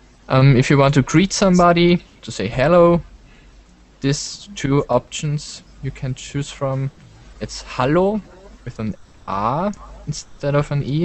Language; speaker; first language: English; non-native, learner; German